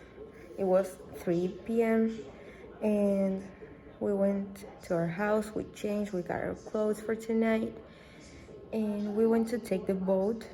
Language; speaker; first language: English; non-native, fluent; Spanish